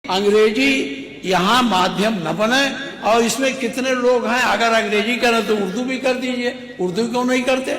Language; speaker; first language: Hindi; native; Hindi